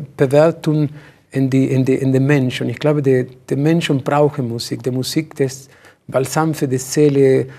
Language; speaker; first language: German; non-native, learner; Spanish